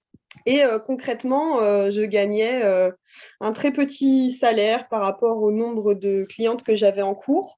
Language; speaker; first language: French; native; French